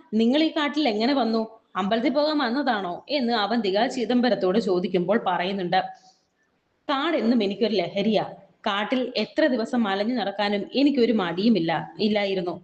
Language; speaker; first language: Malayalam; native; Malayalam